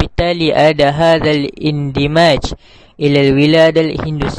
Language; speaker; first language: Arabic; non-native, learner; Malay